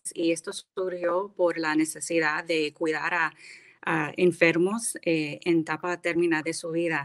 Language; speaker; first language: Spanish; early bilingual, heritage; English